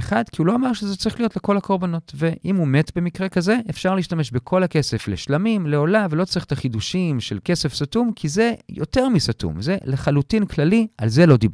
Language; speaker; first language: Hebrew; native; Hebrew